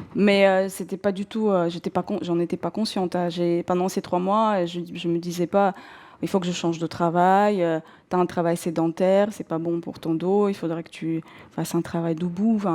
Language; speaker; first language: French; non-native, fluent; Russian